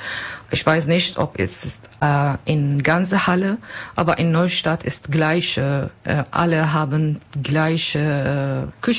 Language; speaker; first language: German; non-native, learner; Kurdish